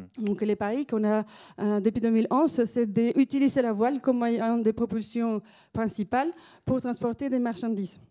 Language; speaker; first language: French; non-native, fluent; Spanish